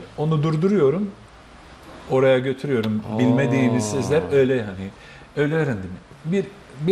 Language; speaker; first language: Turkish; non-native, fluent; Bosnian